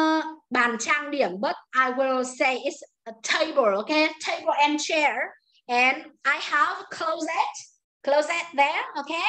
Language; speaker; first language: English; non-native, fluent; Vietnamese